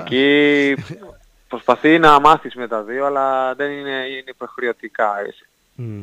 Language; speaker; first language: Greek; non-native, learner; Spanish